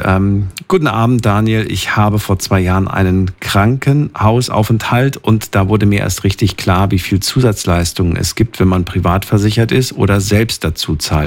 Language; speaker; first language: German; native; German